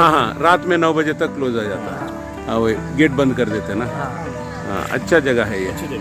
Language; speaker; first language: Hindi; non-native, local second language; Telugu